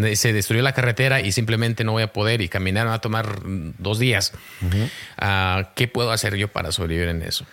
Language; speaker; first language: Spanish; early bilingual, heritage; Spanish